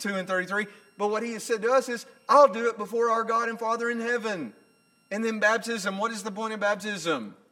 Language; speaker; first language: English; native; English